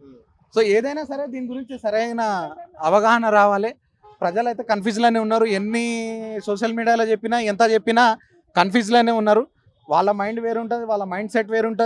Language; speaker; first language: Telugu; native; Telugu